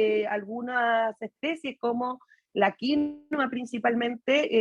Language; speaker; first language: Spanish; native; Spanish